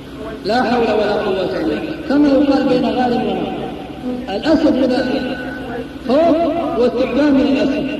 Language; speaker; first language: Arabic; native; Arabic